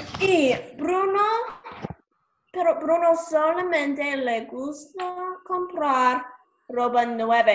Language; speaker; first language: Spanish; non-native, learner; English